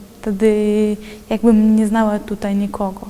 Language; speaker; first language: Polish; non-native, fluent; Chechen